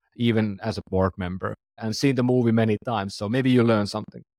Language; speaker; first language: English; non-native, fluent; Finnish